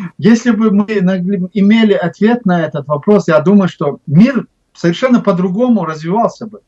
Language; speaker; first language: Russian; non-native, local second language; Chechen